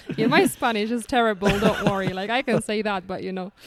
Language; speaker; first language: English; non-native, fluent; Polish